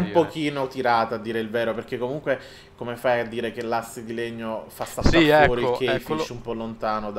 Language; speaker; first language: Italian; native; Italian